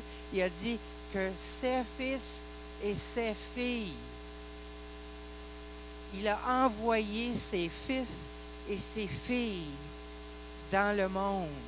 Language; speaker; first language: French; non-native, local second language; English